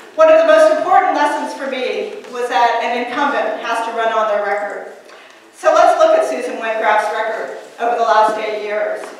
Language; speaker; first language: English; native; English